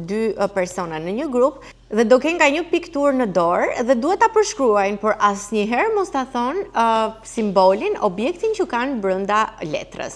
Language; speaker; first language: Albanian; native; Albanian